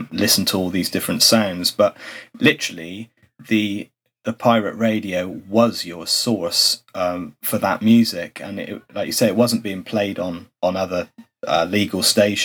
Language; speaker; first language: English; native; English